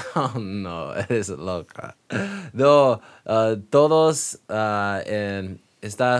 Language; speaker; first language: Spanish; non-native, learner; English